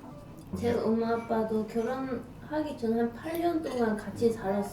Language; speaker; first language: Korean; non-native, fluent; Dutch